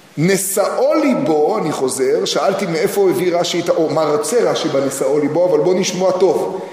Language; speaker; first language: Hebrew; native; Hebrew